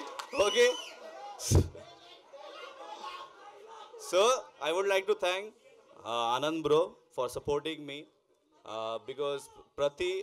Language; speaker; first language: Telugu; non-native, local second language; Urdu